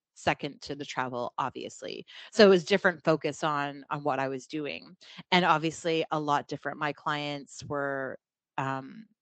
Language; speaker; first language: English; native; English